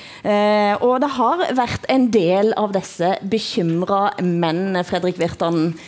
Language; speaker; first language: Norwegian; native; Norwegian